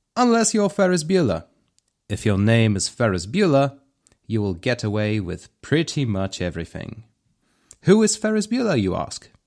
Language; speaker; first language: English; non-native, fluent; Polish